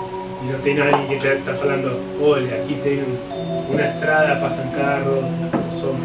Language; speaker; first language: Portuguese; non-native, fluent; Spanish